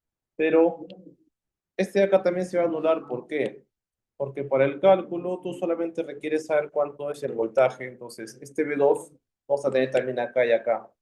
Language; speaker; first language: Spanish; native; Spanish